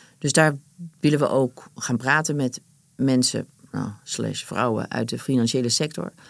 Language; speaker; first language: Dutch; native; Dutch